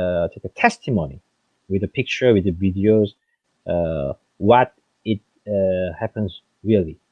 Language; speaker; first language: English; non-native, fluent; French